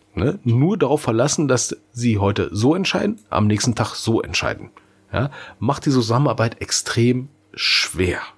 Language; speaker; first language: German; native; German